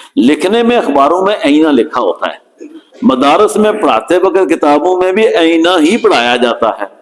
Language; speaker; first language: Urdu; non-native, local second language; Punjabi